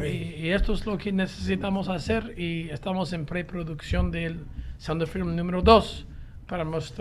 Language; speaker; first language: Spanish; non-native, fluent; English